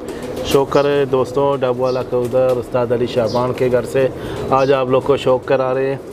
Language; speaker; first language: Urdu; native; Urdu